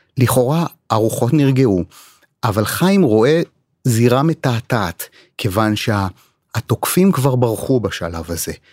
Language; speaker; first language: Hebrew; native; Hebrew